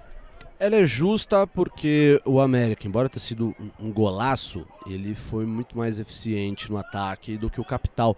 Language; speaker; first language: Portuguese; native; Portuguese